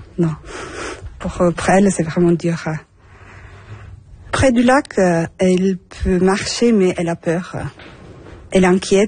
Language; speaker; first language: French; non-native, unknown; Turkish